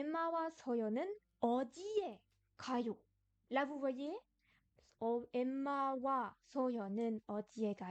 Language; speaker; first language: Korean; non-native, fluent; French